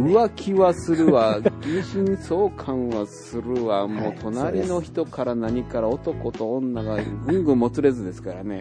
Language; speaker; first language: Japanese; native; Japanese